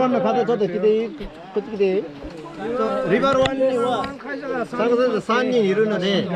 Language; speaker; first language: Japanese; non-native, learner; Nepali